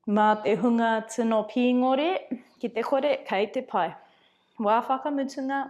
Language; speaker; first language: Māori; non-native, fluent; English